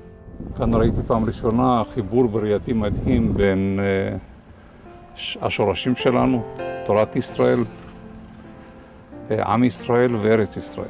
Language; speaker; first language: Hebrew; non-native, fluent; Romanian